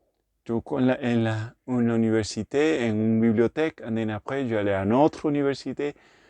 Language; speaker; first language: French; non-native, learner; Spanish